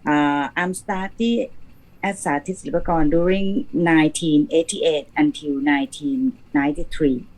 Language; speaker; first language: English; non-native, learner; Thai